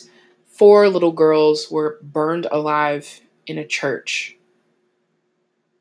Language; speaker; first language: English; native; English